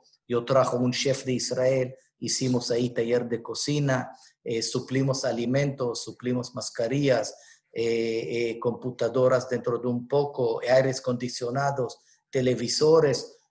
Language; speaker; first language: Spanish; non-native, fluent; Hebrew